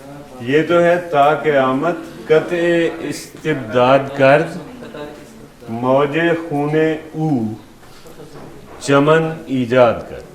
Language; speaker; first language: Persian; non-native, fluent; Urdu